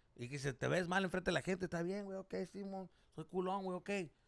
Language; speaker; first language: Spanish; early bilingual, heritage; Spanish